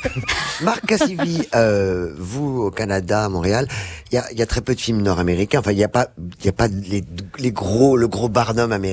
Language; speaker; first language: French; native; French